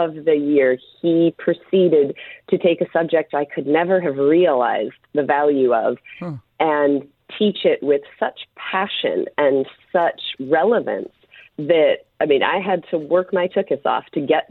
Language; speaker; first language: English; native; English